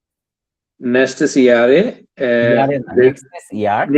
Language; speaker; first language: German; non-native, fluent; Bangla